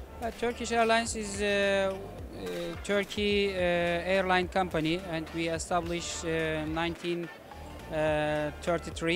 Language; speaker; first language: English; non-native, fluent; Turkish